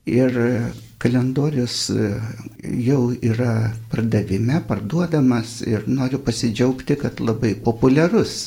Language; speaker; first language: Lithuanian; native; Lithuanian